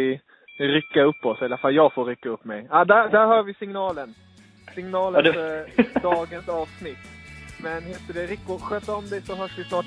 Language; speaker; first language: Swedish; native; Swedish